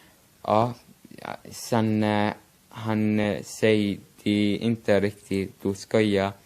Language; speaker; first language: Swedish; non-native, learner; Arabic